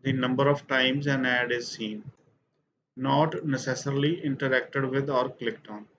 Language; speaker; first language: English; non-native, local second language; Punjabi